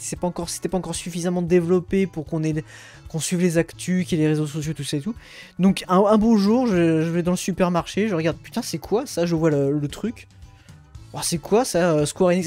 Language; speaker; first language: French; native; French